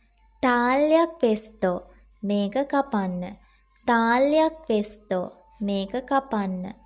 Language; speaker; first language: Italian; non-native, fluent; Sinhala